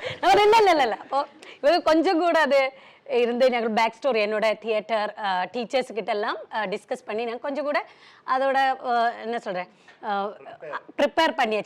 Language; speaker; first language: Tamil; non-native, learner; Malayalam